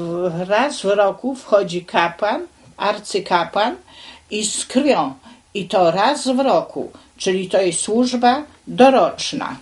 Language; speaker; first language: Polish; native; Polish